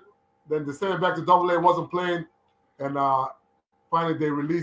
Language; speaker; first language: English; non-native, fluent; Papiamento